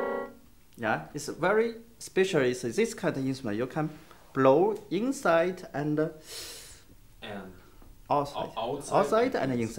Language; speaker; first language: English; non-native, learner; Chinese